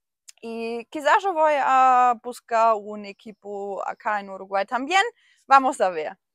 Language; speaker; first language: Spanish; non-native, fluent; German